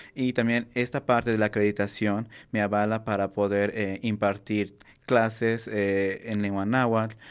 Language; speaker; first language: Spanish; non-native, local second language; Nahuatl languages